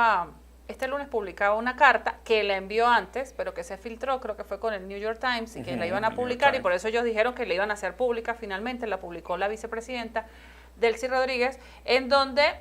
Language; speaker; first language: Spanish; native; Spanish